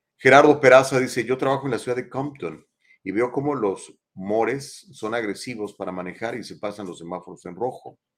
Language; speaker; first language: Spanish; native; Spanish